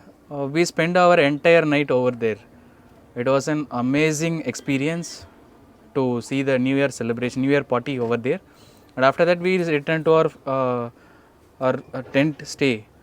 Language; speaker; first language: English; non-native, local second language; Tamil